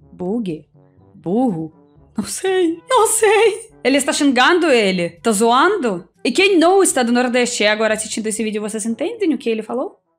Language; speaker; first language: Portuguese; non-native, fluent; Russian